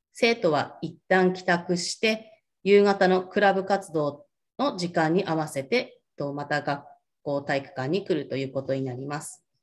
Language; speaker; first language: Japanese; native; Japanese